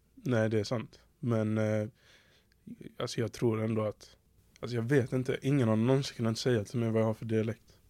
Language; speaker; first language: Swedish; native; Swedish